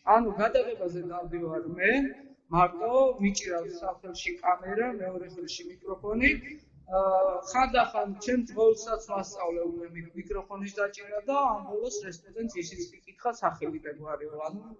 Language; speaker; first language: Georgian; non-native, local second language; Azerbaijani